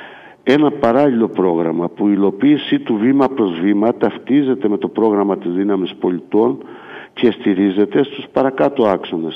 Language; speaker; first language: Greek; native; Greek